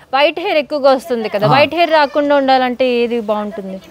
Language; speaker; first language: Telugu; native; Telugu